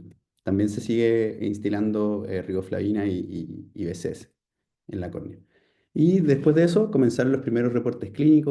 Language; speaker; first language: Spanish; native; Spanish